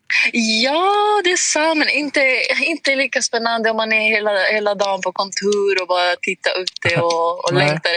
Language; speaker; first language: Swedish; non-native, fluent; Greek